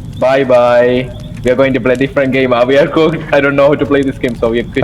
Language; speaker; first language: English; non-native, learner; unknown